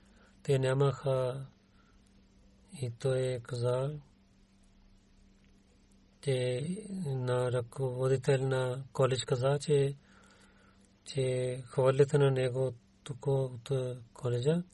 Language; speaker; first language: Bulgarian; non-native, learner; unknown